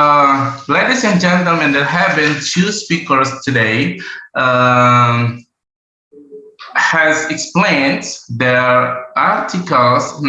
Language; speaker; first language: English; non-native, learner; Indonesian